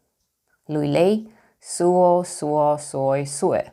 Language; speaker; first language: Italian; non-native, learner; Romanian